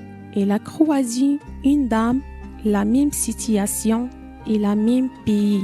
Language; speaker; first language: French; non-native, learner; Arabic